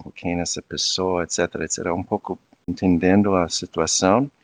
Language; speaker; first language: Portuguese; non-native, fluent; English